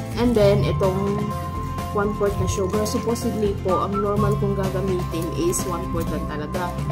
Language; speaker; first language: Filipino; non-native, local second language; Cebuano